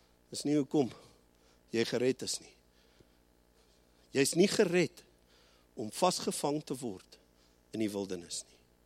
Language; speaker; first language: Afrikaans; native; Afrikaans